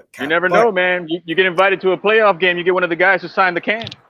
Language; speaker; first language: English; native; English